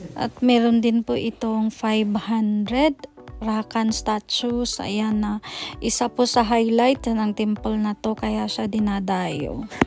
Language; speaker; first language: Filipino; native; Filipino